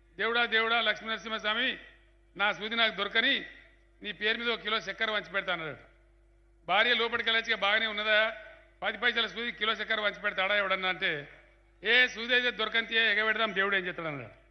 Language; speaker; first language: Telugu; native; Telugu